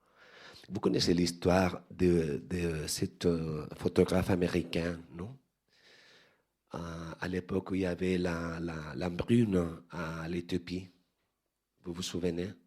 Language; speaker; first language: French; non-native, fluent; Spanish